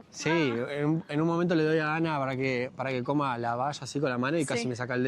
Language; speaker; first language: Spanish; native; Spanish